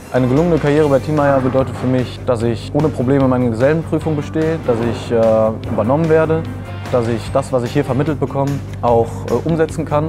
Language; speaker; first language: German; native; German